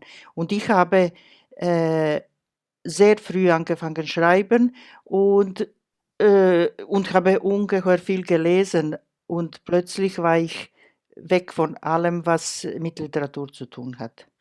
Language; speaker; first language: German; non-native, fluent; Croatian